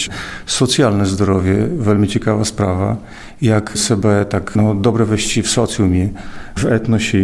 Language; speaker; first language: Polish; non-native, local second language; Ukrainian